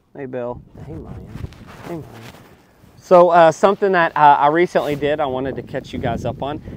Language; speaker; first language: English; native; English